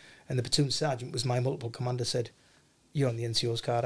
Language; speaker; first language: English; native; English